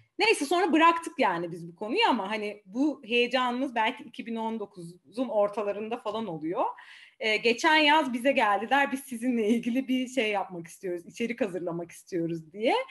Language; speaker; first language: Turkish; native; Turkish